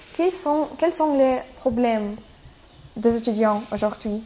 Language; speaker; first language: French; non-native, fluent; Russian